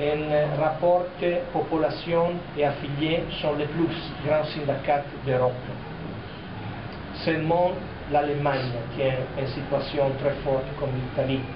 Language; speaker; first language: French; non-native, fluent; Italian